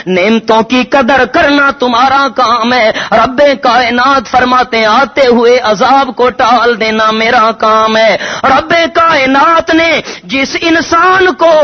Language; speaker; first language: Urdu; non-native, local second language; Punjabi